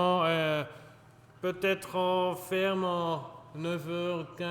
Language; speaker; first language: French; non-native, local second language; German